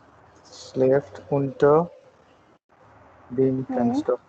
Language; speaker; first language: German; non-native, learner; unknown